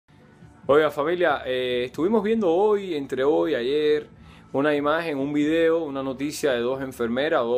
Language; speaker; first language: Spanish; native; Spanish